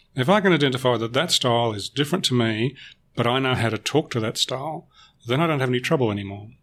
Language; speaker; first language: English; native; English